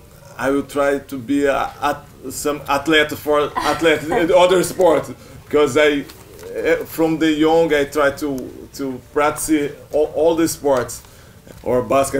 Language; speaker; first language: English; non-native, learner; Portuguese